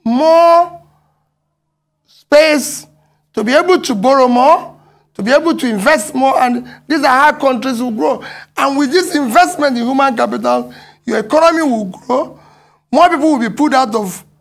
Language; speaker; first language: English; non-native, local second language; Igbo